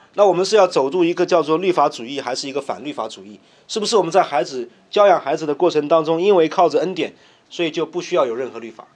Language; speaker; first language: Chinese; native; Chinese